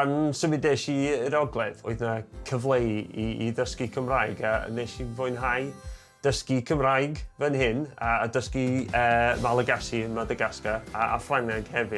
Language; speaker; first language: Welsh; non-native, local second language; English